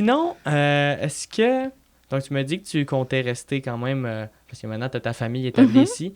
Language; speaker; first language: French; native; French